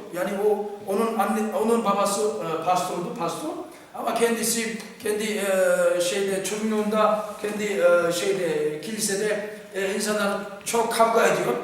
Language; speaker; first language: Turkish; non-native, fluent; Korean